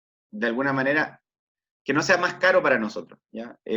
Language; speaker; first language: Spanish; native; Spanish